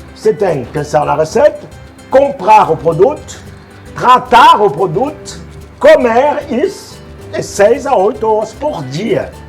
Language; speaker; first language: Portuguese; non-native, fluent; French